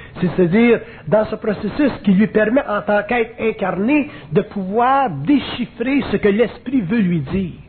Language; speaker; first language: French; native; French